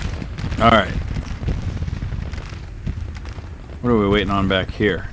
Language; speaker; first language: English; native; English